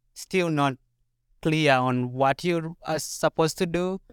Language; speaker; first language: English; non-native, local second language; Ganda